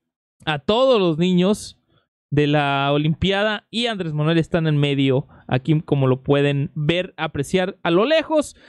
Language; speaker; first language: Spanish; native; Spanish